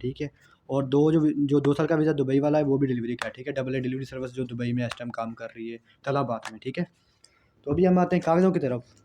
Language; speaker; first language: Urdu; non-native, local second language; Punjabi